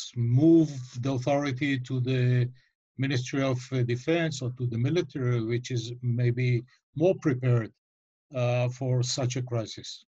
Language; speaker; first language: English; non-native, fluent; Hebrew